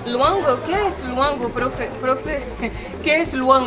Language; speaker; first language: Spanish; non-native, learner; French